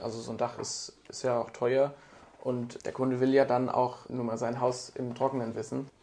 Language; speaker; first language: German; native; German